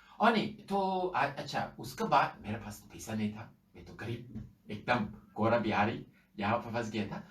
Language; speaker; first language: Hindi; non-native, fluent; English